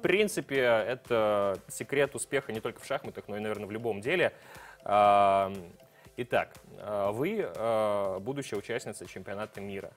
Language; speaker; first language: Russian; native; Russian